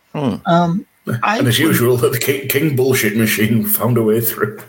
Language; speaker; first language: English; native; English